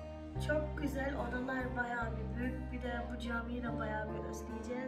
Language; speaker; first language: Turkish; early bilingual, heritage; Turkish